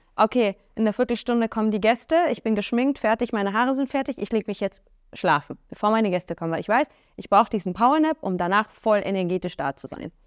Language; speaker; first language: German; early bilingual, other home language; Arabic